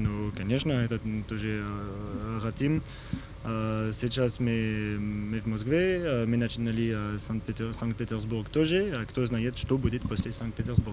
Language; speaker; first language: Russian; non-native, learner; French